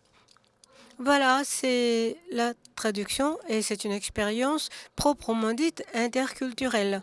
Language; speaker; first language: French; non-native, fluent; Japanese